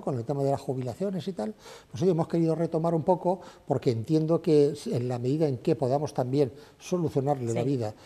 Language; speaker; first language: Spanish; native; Spanish